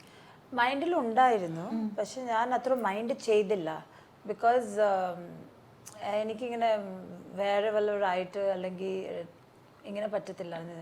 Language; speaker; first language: Malayalam; non-native, local second language; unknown